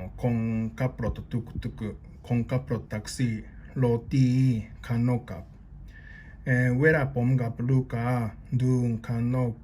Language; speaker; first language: Thai; non-native, learner; Japanese